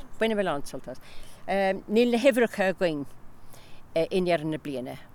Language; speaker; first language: Irish; non-native, local second language; English